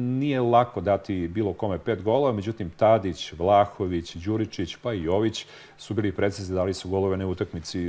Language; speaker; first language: Serbian; native; Serbian